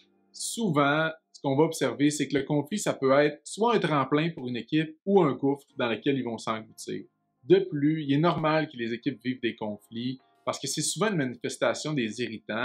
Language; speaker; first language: French; native; French